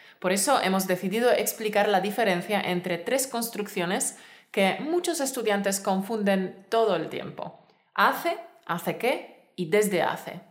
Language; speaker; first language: Spanish; native; Spanish